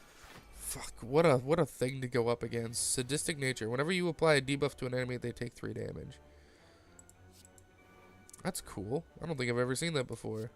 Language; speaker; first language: English; native; English